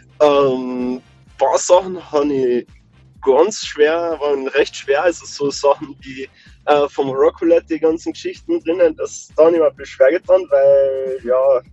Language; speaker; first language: German; native; German